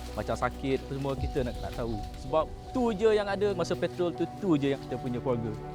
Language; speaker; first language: Malay; non-native, local second language; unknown